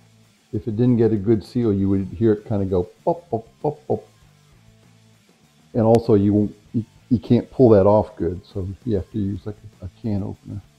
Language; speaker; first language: English; native; English